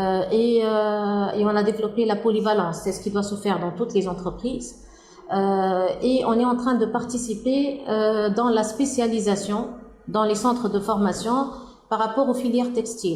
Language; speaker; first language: French; non-native, local second language; Arabic